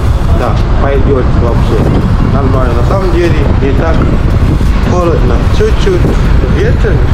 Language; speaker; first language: Russian; non-native, learner; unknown